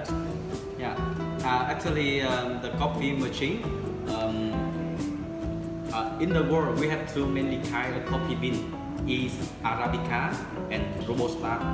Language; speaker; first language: English; non-native, learner; Vietnamese